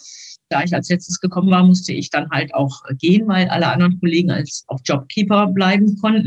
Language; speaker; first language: German; native; German